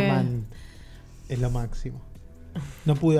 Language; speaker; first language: Spanish; native; Spanish